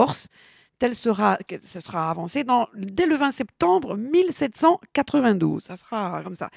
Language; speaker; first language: French; native; French